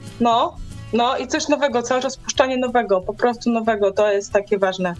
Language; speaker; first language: Polish; native; Polish